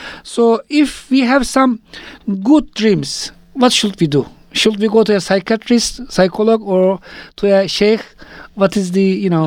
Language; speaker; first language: English; non-native, fluent; Turkish